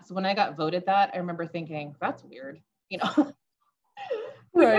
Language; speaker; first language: English; native; English